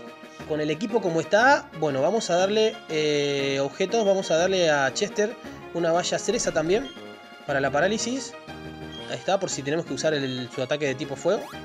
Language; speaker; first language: Spanish; native; Spanish